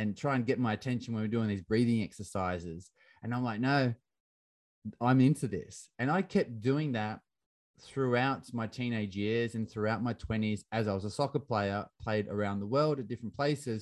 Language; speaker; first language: English; native; English